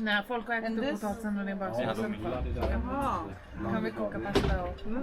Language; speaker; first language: Swedish; native; Swedish